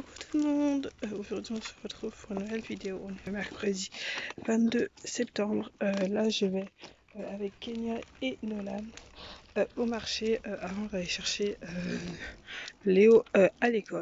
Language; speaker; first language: French; native; French